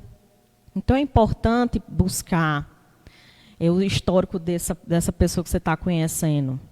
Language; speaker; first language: Portuguese; native; Portuguese